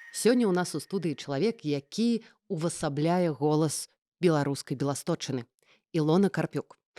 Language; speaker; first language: Belarusian; non-native, local second language; Russian